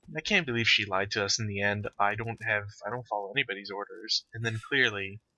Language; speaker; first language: English; native; English